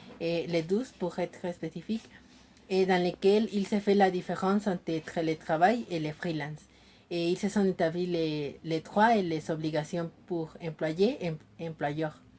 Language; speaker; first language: French; non-native, learner; Spanish